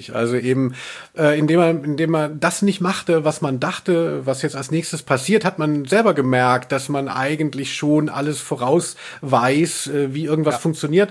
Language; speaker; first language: German; native; German